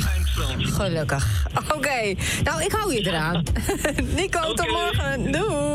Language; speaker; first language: Dutch; native; Dutch